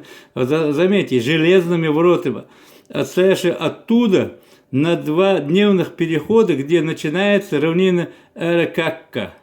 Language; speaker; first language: Russian; non-native, local second language; Chechen